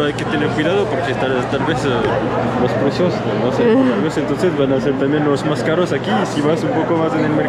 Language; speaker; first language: Spanish; non-native, fluent; French